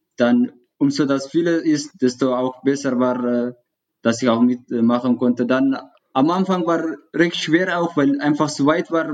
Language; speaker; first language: German; non-native, learner; Tigrinya